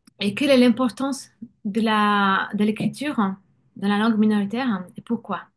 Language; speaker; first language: French; non-native, fluent; Polish